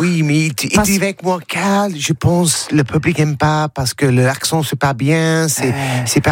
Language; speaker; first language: French; non-native, learner; English